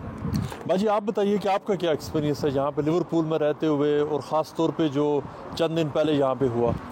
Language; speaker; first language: Urdu; native; Urdu